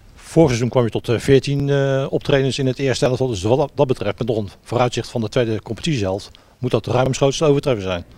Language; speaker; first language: Dutch; native; Dutch